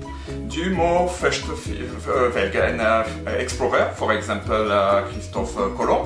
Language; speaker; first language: Norwegian; non-native, learner; French